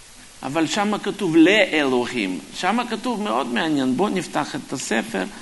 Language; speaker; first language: Hebrew; non-native, fluent; Russian